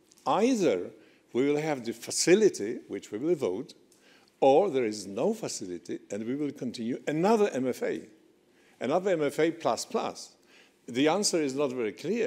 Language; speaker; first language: English; non-native, fluent; Polish